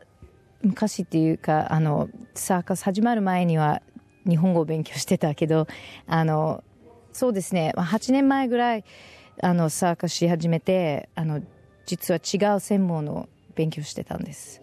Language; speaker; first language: Japanese; non-native, fluent; English